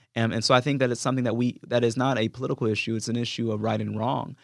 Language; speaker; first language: English; native; English